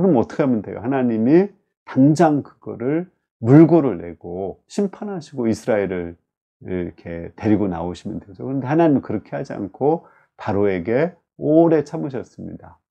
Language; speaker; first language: Korean; native; Korean